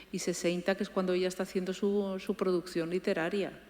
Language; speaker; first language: Spanish; native; Spanish